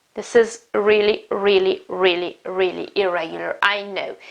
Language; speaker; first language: English; non-native, fluent; Italian